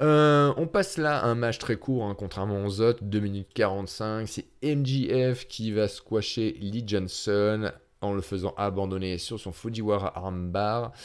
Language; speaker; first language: French; native; French